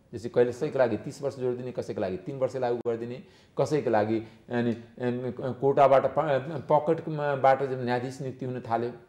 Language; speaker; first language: Nepali; native; Nepali